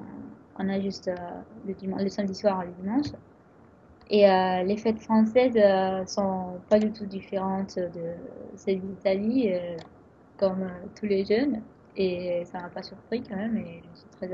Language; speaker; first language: French; non-native, fluent; Italian